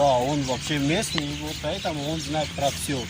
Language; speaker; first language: Russian; non-native, learner; Tajik